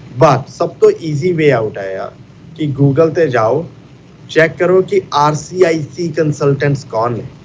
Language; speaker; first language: Punjabi; early bilingual, heritage; Punjabi